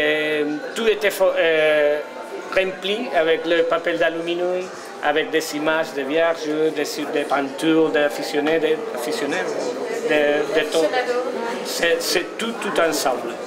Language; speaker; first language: French; non-native, learner; Spanish